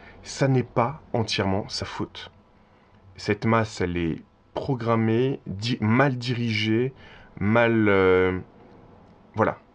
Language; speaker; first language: French; native; French